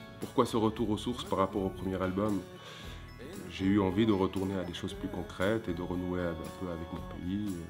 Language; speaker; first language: French; non-native, local second language; Arabic